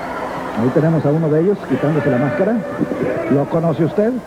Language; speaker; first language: Spanish; native; Spanish